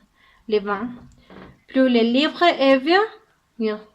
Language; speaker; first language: French; non-native, learner; Spanish